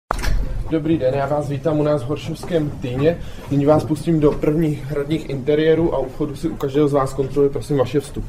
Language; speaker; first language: Czech; native; Czech